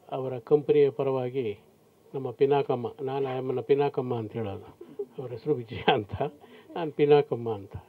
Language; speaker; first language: Kannada; native; Kannada